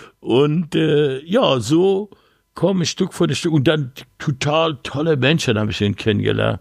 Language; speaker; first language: German; non-native, learner; Persian